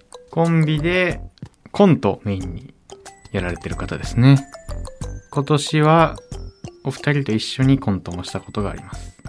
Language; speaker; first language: Japanese; native; Japanese